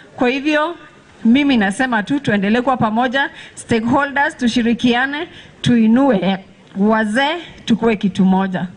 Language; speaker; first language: Swahili; non-native, local second language; Masai